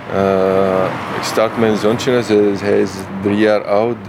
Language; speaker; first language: Dutch; non-native, learner; Arabic